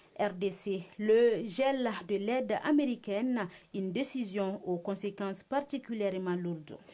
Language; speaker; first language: French; non-native, local second language; Bambara